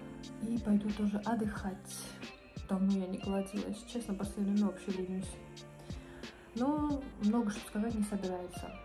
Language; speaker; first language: Russian; native; Russian